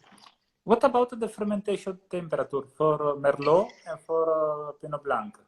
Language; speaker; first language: English; non-native, learner; Italian